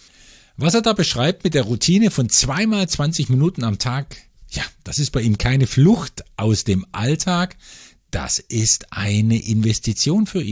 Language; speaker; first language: German; native; German